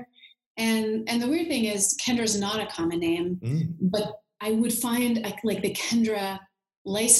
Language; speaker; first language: English; native; English